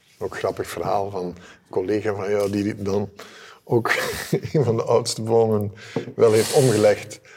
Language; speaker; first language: Dutch; native; Dutch